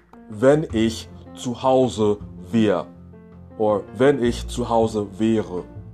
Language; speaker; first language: German; non-native, fluent; English